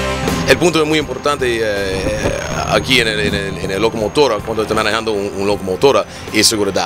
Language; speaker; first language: Spanish; non-native, learner; English